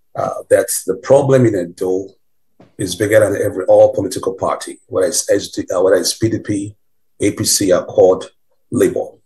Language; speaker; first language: English; non-native, local second language; Bini